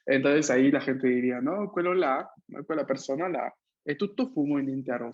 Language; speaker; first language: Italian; non-native, fluent; Spanish